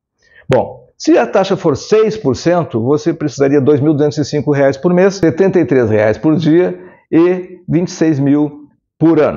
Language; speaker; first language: Portuguese; native; Portuguese